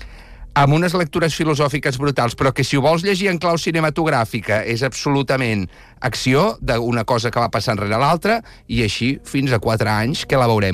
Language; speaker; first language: Catalan; native; Catalan